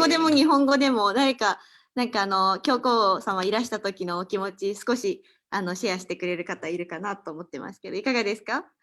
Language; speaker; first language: Japanese; native; Japanese